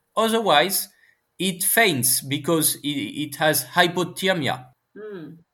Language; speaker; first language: English; non-native, fluent; French